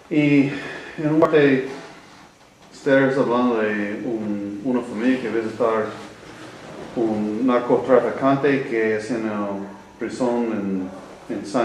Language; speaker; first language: Spanish; non-native, learner; English